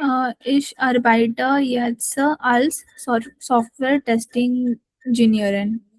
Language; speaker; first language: German; non-native, learner; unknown